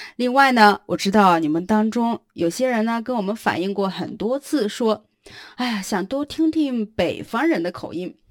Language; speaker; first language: Chinese; native; Chinese